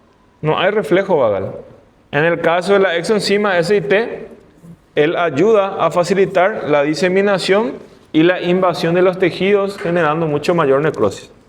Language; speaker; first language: Spanish; non-native, fluent; Portuguese